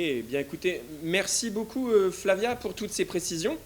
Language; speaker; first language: French; native; French